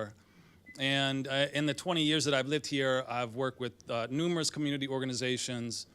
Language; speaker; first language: English; native; English